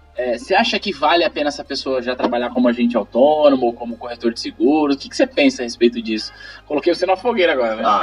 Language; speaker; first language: Portuguese; native; Portuguese